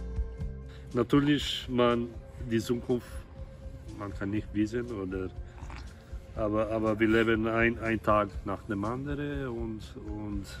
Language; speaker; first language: German; non-native, learner; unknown